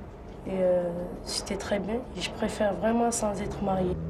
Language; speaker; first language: French; non-native, local second language; Arabic